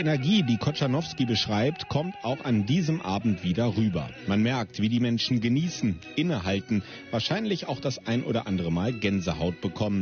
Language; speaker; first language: German; native; German